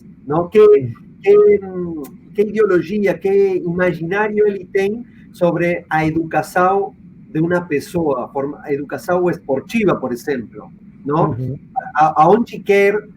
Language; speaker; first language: Portuguese; non-native, fluent; Spanish